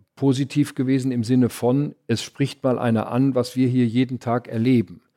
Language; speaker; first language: German; native; German